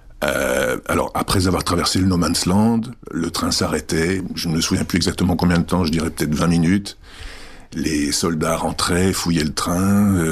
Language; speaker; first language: French; early bilingual, other home language; Czech